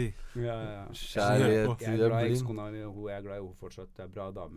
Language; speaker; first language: Norwegian; native; Norwegian